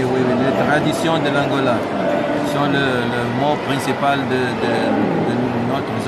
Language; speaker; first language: French; non-native, fluent; Portuguese